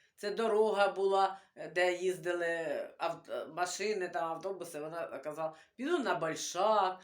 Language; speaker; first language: Ukrainian; non-native, local second language; Russian